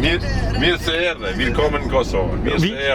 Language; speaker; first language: German; non-native, learner; Albanian